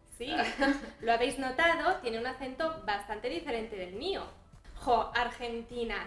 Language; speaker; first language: Spanish; native; Spanish